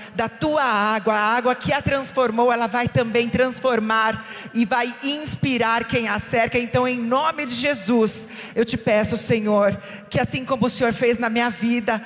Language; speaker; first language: Portuguese; native; Portuguese